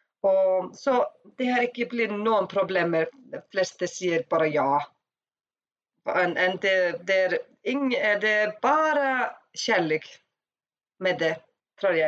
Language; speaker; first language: Swedish; non-native, learner; Icelandic